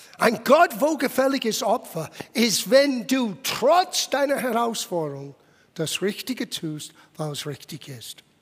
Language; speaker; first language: German; non-native, fluent; English